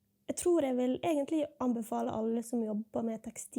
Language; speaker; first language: Norwegian; native; Norwegian